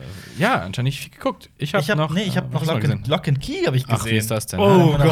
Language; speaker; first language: German; native; German